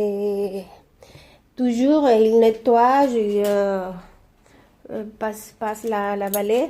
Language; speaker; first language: French; non-native, learner; Spanish